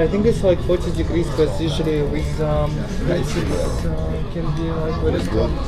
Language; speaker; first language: English; non-native, learner; Russian